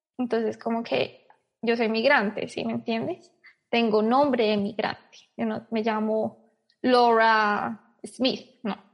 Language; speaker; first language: Spanish; native; Spanish